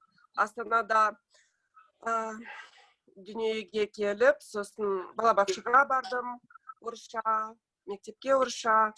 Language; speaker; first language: Kazakh; non-native, local second language; Russian